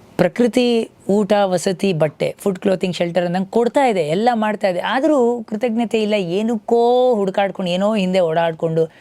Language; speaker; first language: Kannada; native; Kannada